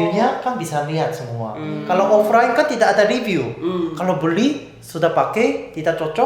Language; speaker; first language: Indonesian; non-native, fluent; Korean